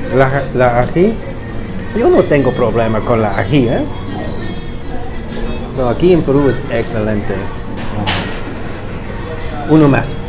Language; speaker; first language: Spanish; non-native, learner; English